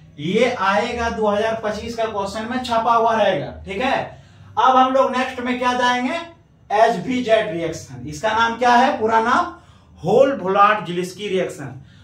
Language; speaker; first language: Hindi; native; Hindi